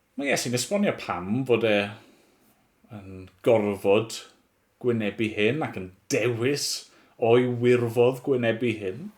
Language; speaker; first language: Welsh; native; Welsh